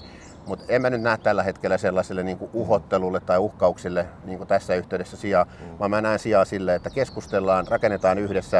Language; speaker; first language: Finnish; native; Finnish